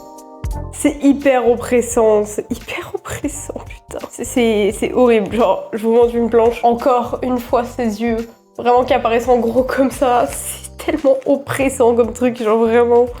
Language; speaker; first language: French; native; French